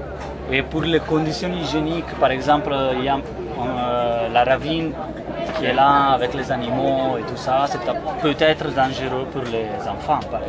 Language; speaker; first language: French; non-native, learner; Italian